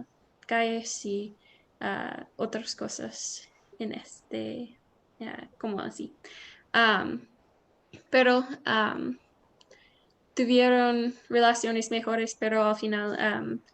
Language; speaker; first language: Spanish; non-native, learner; English